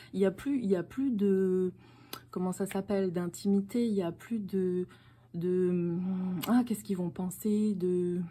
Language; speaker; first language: French; native; French